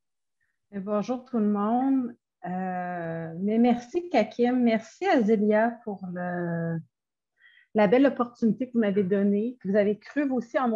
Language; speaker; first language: French; native; French